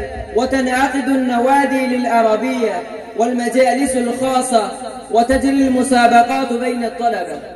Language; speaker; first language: Arabic; non-native, learner; Urdu